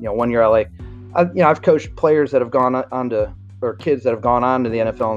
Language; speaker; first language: English; native; English